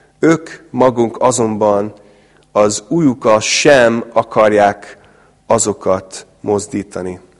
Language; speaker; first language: Hungarian; non-native, fluent; English